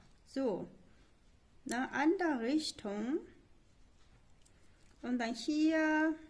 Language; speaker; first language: German; non-native, learner; Chinese